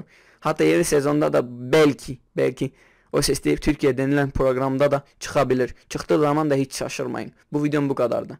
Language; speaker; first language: Turkish; non-native, local second language; Kurdish